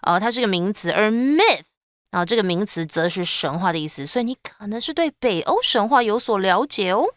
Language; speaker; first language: Chinese; native; Chinese